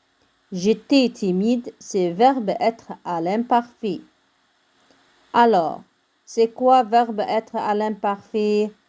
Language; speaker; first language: French; non-native, fluent; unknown